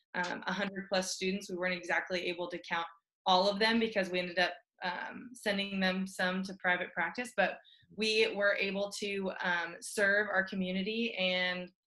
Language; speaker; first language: English; native; English